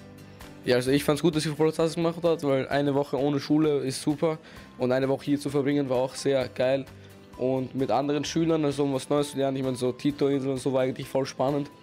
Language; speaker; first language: German; native; German